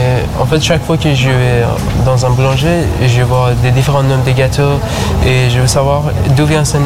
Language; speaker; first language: French; non-native, learner; Persian